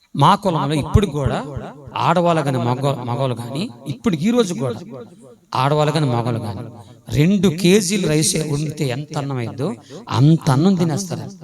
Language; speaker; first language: Telugu; non-native, local second language; Lambadi